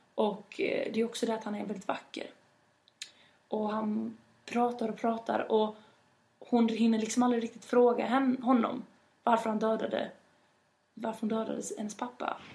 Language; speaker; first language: Swedish; native; Swedish